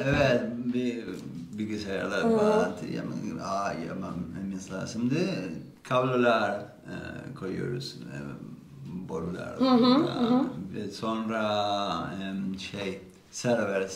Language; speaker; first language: Turkish; non-native, learner; Spanish